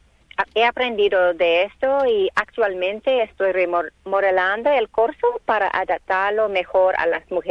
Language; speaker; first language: Spanish; non-native, learner; English